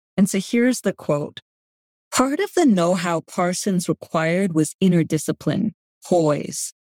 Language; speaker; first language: English; non-native, fluent; Gujarati